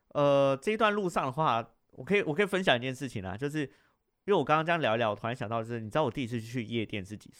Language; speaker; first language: Chinese; native; Chinese